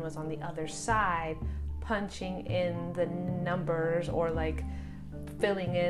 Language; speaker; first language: English; native; English